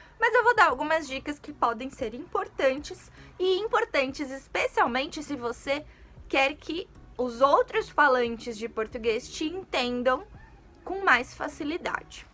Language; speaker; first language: Portuguese; native; Portuguese